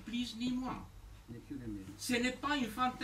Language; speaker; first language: French; non-native, fluent; Spanish